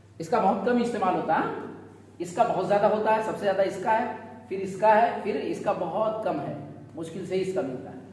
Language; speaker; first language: Urdu; native; Urdu